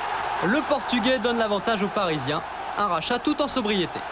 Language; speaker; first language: French; native; French